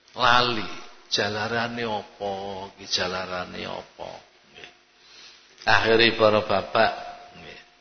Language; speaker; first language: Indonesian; native; Indonesian